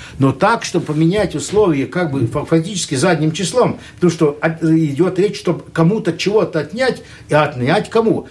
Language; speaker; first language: Russian; non-native, local second language; Latvian